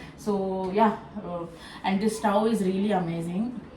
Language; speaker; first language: English; non-native, local second language; Telugu